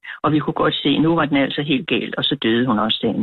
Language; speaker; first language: Danish; native; Danish